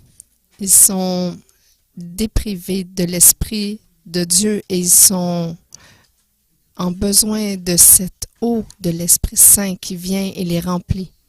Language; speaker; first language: French; non-native, fluent; English